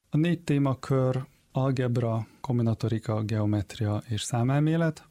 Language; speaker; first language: Hungarian; early bilingual, heritage; Hungarian